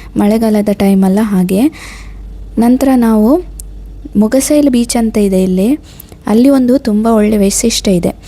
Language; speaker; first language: Kannada; non-native, local second language; Konkani